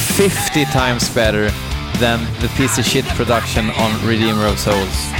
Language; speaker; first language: English; non-native, fluent; Swedish